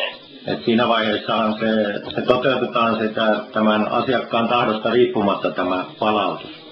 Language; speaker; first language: Finnish; native; Finnish